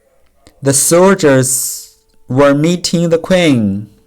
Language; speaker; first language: English; non-native, learner; Chinese